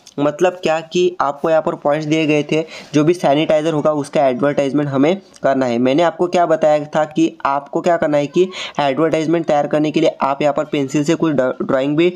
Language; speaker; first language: Hindi; non-native, local second language; Marathi